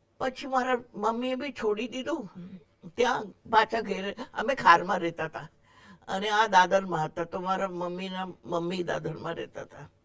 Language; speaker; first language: Gujarati; non-native, local second language; Marathi